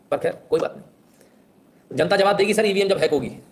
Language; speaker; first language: Hindi; native; Hindi